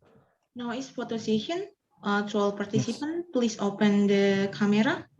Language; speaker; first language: English; non-native, fluent; Indonesian